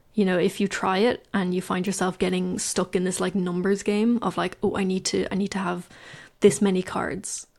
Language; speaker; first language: English; native; English